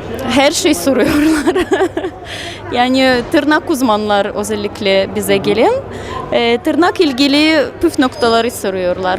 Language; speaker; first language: Turkish; non-native, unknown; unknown